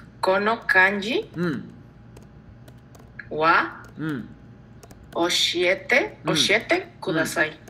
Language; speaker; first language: Japanese; non-native, learner; Spanish